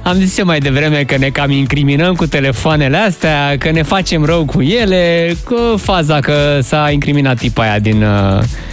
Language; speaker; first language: Romanian; native; Romanian